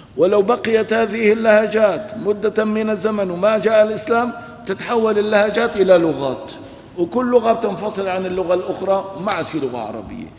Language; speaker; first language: Arabic; non-native, local second language; Kurdish